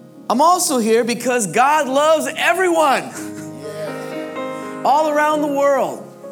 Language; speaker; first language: English; native; English